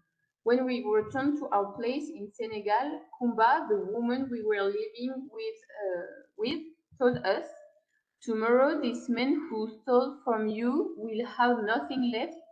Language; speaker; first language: English; non-native, learner; French